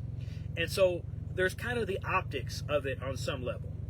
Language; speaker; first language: English; native; English